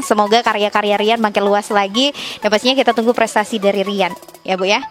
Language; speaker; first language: Indonesian; native; Indonesian